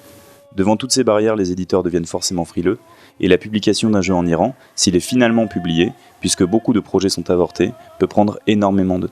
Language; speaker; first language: French; native; French